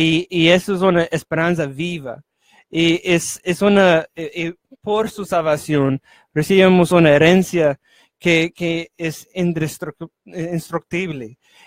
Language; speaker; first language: Spanish; non-native, fluent; English